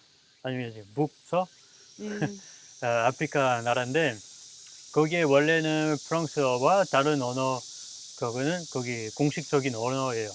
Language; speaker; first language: Korean; non-native, fluent; French